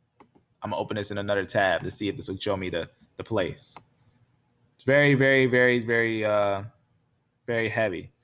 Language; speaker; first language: English; native; English